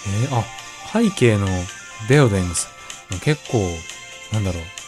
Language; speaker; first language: Japanese; native; Japanese